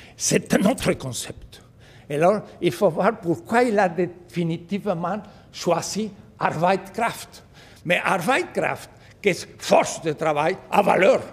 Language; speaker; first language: French; non-native, fluent; Spanish